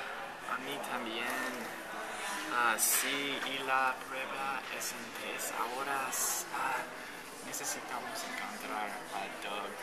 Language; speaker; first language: Spanish; non-native, learner; English